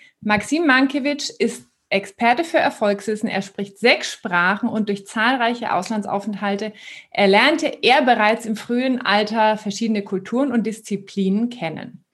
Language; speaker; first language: German; native; German